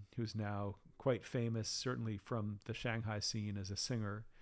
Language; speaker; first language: English; native; English